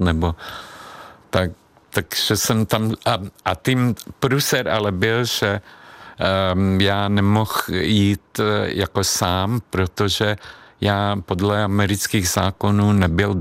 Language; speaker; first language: Czech; non-native, fluent; Hungarian